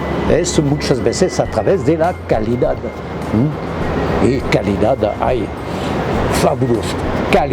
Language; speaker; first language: Spanish; non-native, fluent; French